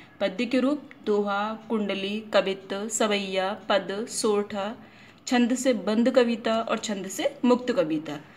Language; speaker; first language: Hindi; native; Hindi